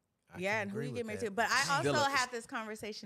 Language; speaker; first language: English; native; English